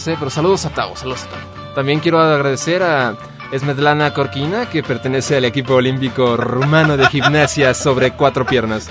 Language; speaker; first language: Spanish; native; Spanish